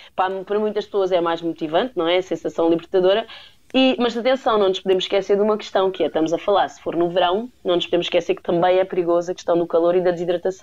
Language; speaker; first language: Portuguese; native; Portuguese